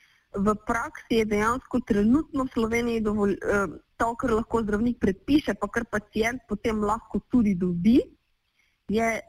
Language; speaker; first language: Slovenian; native; Slovenian